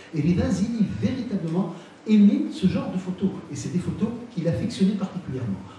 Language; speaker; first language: French; non-native, local second language; Arabic